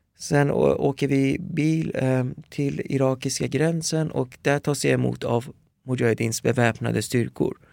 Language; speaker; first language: Swedish; early bilingual, other home language; Persian